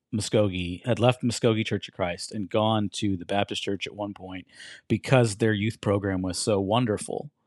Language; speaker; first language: English; native; English